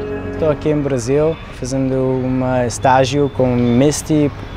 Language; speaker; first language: Spanish; early bilingual, heritage; Spanish